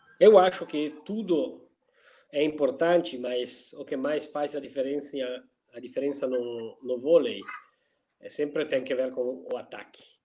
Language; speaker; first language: Portuguese; non-native, fluent; Italian